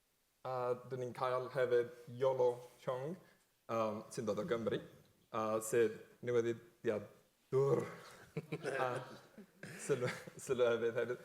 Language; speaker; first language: Welsh; non-native, fluent; Spanish